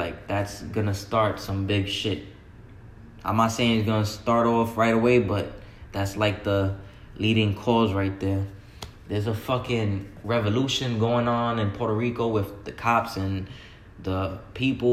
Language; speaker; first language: English; native; English